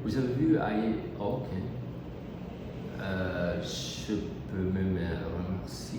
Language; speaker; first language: French; non-native, learner; German